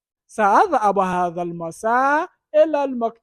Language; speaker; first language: Arabic; non-native, fluent; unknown